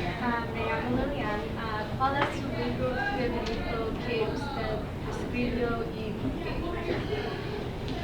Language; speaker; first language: Spanish; non-native, learner; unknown